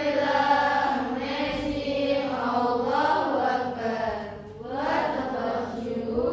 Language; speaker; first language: English; non-native, learner; Indonesian